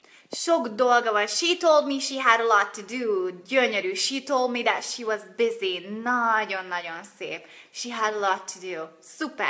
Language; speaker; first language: English; non-native, fluent; Hungarian